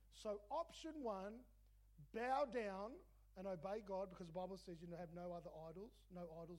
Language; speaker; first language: English; native; English